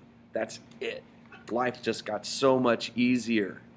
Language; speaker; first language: English; native; English